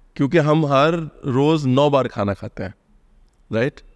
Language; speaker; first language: Hindi; native; Hindi